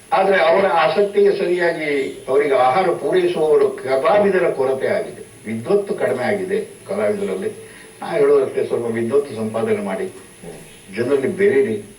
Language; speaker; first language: Kannada; non-native, local second language; Marathi